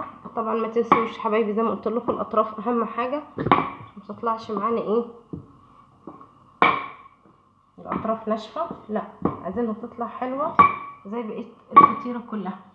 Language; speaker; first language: Arabic; native; Arabic